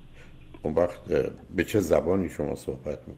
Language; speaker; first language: Persian; native; Persian